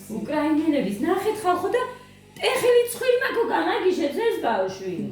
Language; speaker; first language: Georgian; non-native, local second language; Mingrelian